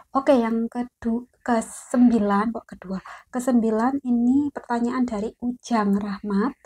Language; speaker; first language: Indonesian; native; Indonesian